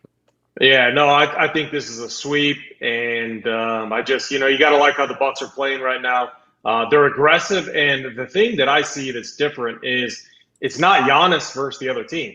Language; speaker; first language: English; native; English